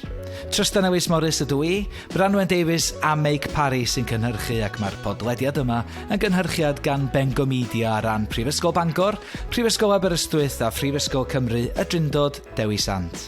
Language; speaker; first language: Welsh; native; Welsh